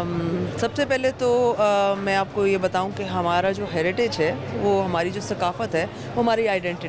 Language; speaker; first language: Hindi; native; Hindi